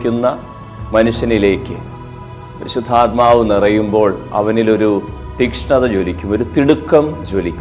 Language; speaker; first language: Malayalam; native; Malayalam